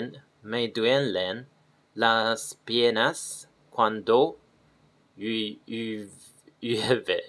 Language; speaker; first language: Spanish; non-native, learner; Chinese